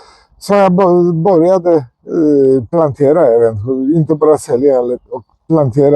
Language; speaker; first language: Swedish; non-native, fluent; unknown